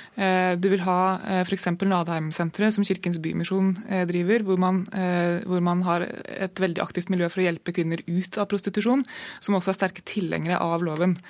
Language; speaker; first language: Norwegian; native; Norwegian